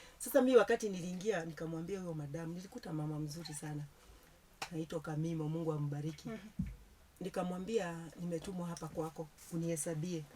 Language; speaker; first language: Swahili; non-native, local second language; Kikuyu